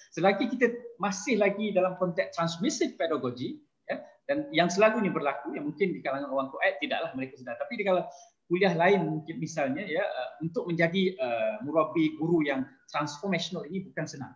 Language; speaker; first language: Malay; native; Malay